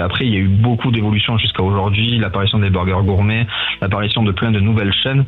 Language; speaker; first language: French; native; French